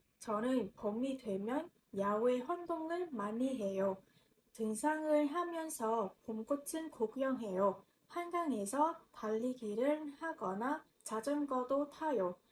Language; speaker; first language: Korean; non-native, learner; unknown